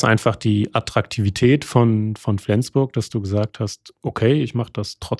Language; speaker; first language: German; native; German